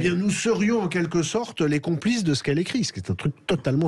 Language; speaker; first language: French; native; French